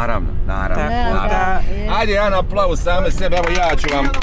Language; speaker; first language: Bosnian; native; Bosnian